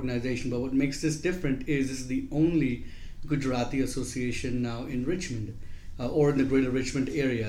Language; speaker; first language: English; non-native, local second language; Gujarati